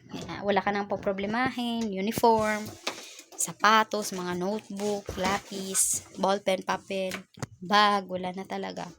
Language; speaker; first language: Filipino; non-native, local second language; Cebuano